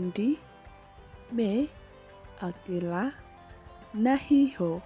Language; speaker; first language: Hindi; non-native, local second language; Khasi